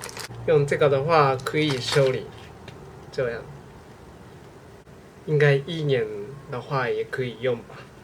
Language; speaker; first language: Chinese; non-native, learner; Japanese